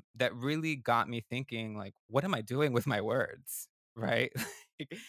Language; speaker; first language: English; early bilingual, other home language; Spanish